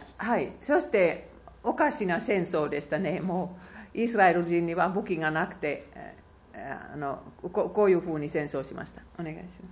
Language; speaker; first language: Japanese; non-native, fluent; Finnish